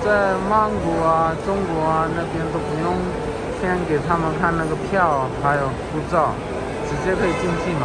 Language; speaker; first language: Chinese; non-native, fluent; Hindi